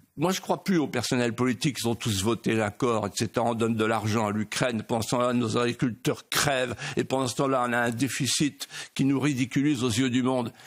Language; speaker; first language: French; native; French